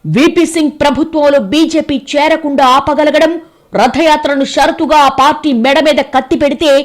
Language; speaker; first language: Telugu; native; Telugu